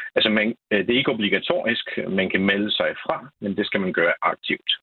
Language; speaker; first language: Danish; non-native, fluent; Polish